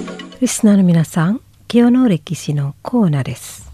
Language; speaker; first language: Japanese; non-native, fluent; Indonesian